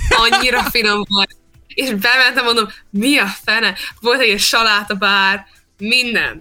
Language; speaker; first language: Hungarian; early bilingual, heritage; Hungarian